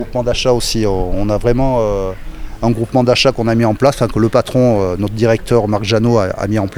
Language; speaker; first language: French; native; French